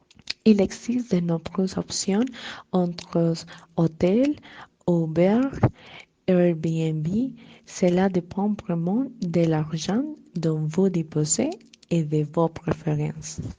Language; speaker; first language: French; non-native, learner; Spanish